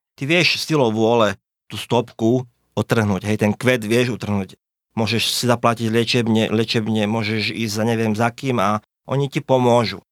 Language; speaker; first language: Slovak; native; Slovak